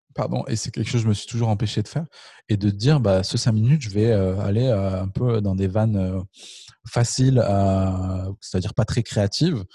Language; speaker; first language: French; native; French